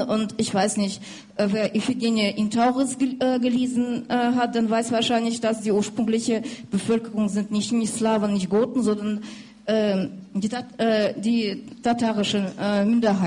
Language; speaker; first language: German; non-native, fluent; Russian